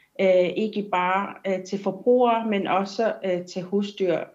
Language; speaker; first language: Danish; non-native, local second language; Kalaallisut